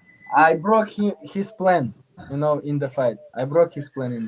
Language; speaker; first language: English; non-native, learner; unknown